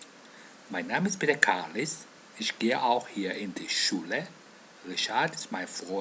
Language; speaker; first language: German; non-native, fluent; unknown